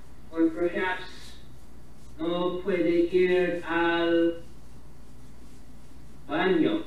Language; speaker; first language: Spanish; non-native, fluent; English